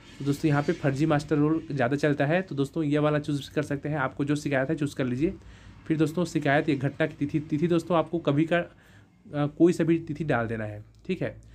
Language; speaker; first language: Hindi; native; Hindi